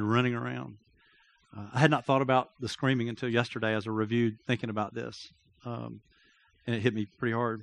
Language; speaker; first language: English; native; English